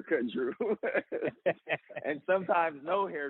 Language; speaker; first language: English; native; English